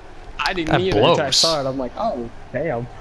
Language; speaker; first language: English; native; English